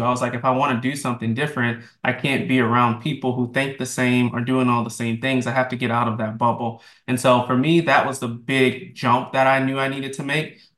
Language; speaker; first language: English; native; English